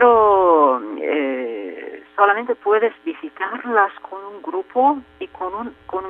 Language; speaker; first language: Spanish; non-native, fluent; Turkish